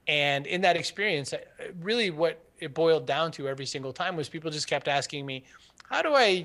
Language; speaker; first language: English; native; English